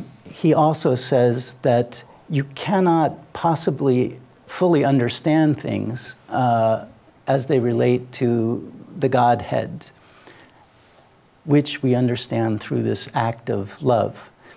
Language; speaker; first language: English; native; English